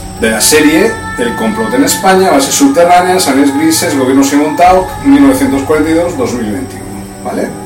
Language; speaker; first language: Spanish; native; Spanish